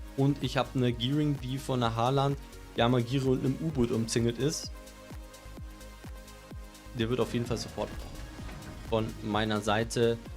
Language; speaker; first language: German; native; German